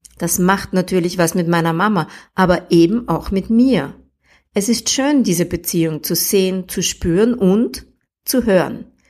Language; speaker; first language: German; native; German